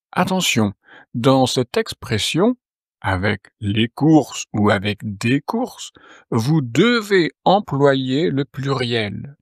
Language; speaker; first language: French; native; French